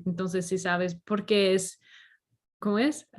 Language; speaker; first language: Spanish; non-native, learner; English